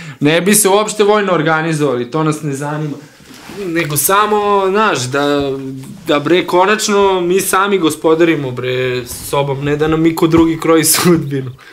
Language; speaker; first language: Serbian; native; Serbian